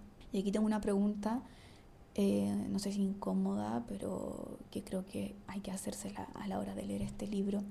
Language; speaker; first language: Spanish; native; Spanish